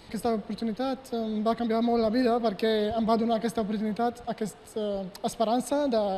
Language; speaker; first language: Catalan; non-native, learner; Arabic